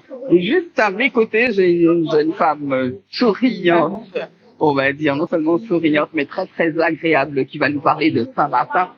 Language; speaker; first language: French; native; French